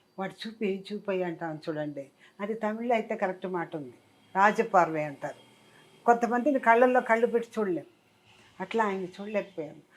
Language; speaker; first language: Telugu; native; Telugu